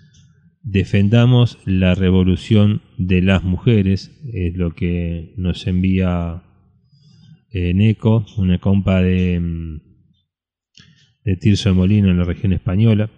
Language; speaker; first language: Spanish; native; Spanish